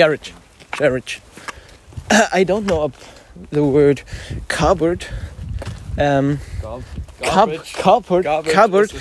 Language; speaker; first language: English; non-native, learner; German